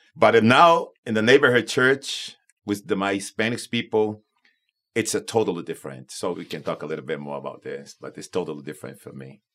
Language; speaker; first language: English; non-native, learner; Portuguese